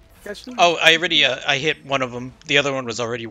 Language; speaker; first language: English; native; English